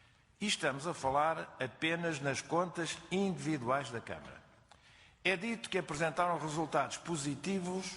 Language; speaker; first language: Portuguese; native; Portuguese